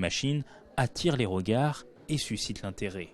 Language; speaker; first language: French; native; French